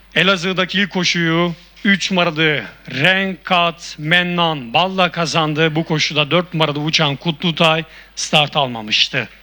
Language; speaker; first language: Turkish; native; Turkish